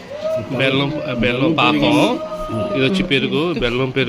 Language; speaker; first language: Telugu; native; Telugu